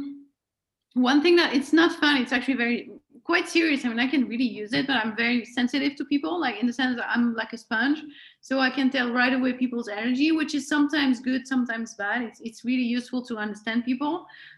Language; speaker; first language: English; non-native, fluent; French